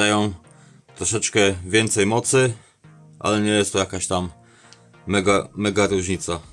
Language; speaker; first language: Polish; native; Polish